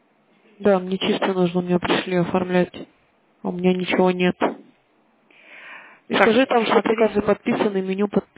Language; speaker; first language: Russian; native; Russian